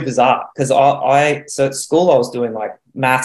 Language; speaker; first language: English; native; English